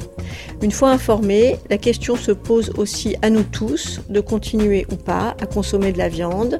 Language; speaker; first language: French; native; French